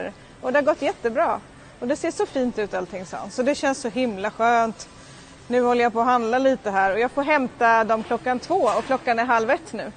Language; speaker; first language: Swedish; native; Swedish